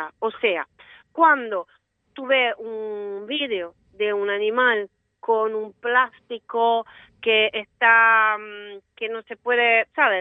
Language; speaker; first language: Spanish; non-native, fluent; Italian